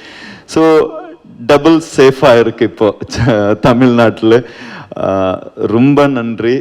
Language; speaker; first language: Tamil; non-native, learner; Kannada